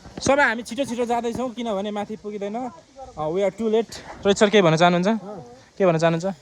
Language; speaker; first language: Nepali; native; Nepali